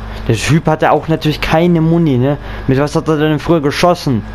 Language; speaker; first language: German; native; German